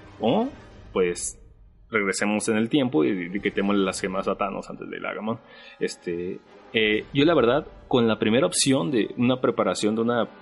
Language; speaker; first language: Spanish; native; Spanish